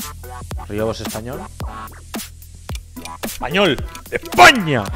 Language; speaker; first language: Spanish; native; Spanish